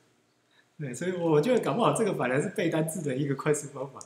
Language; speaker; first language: Chinese; native; Chinese